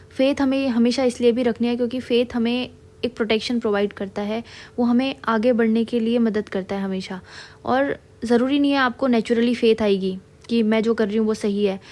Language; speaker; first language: Hindi; native; Hindi